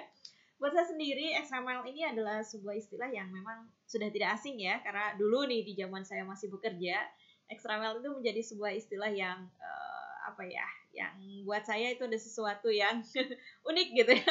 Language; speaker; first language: Indonesian; native; Indonesian